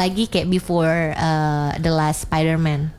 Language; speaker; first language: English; non-native, learner; Indonesian